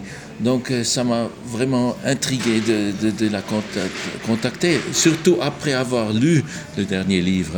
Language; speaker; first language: French; non-native, local second language; German